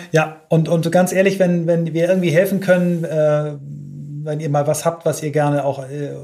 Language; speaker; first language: German; native; German